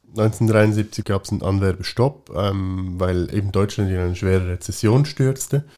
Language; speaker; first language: German; native; German